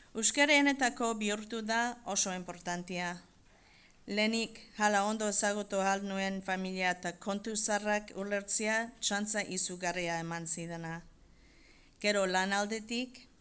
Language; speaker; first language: Basque; non-native, fluent; English